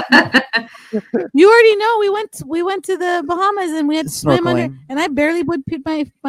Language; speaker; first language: English; early bilingual, other home language; Spanish